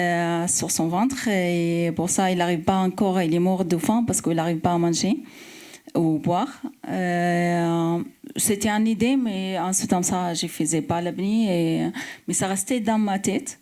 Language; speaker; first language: French; non-native, fluent; Arabic